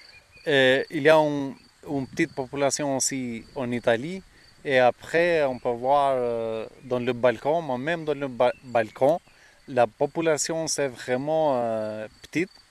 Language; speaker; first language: French; non-native, fluent; Albanian